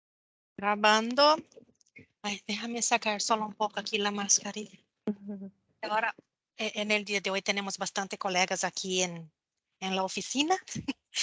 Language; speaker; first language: Spanish; non-native, fluent; Portuguese